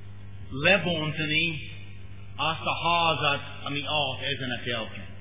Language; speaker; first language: Hungarian; non-native, learner; English